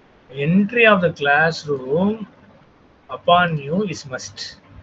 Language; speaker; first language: English; non-native, local second language; Tamil